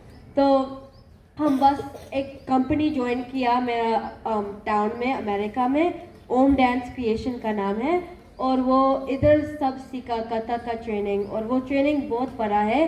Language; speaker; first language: Hindi; non-native, learner; Gujarati